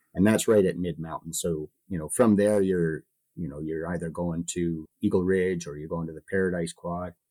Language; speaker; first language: English; native; English